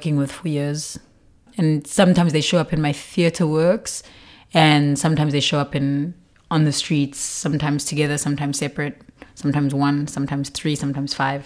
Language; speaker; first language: English; non-native, local second language; Xhosa